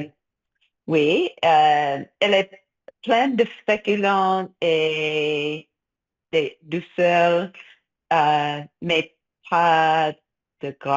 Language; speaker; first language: French; non-native, fluent; English